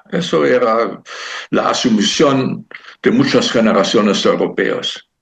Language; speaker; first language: Spanish; non-native, fluent; German